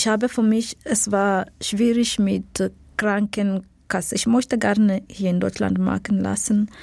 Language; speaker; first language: German; non-native, fluent; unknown